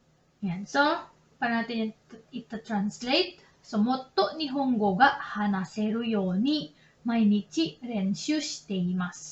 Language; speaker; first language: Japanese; non-native, learner; Filipino